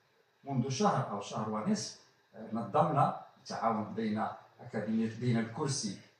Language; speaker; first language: Arabic; native; Arabic